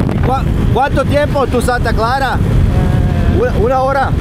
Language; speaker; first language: Spanish; non-native, learner; Serbian